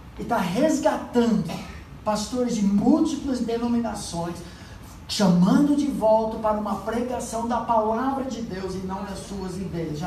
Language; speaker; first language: Portuguese; non-native, fluent; English